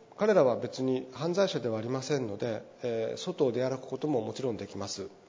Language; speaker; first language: Japanese; native; Japanese